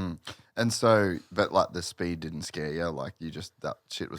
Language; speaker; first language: English; native; English